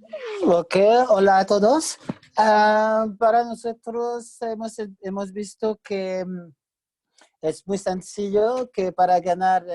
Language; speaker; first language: Spanish; non-native, fluent; French